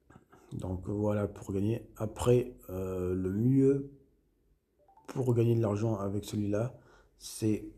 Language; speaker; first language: French; native; French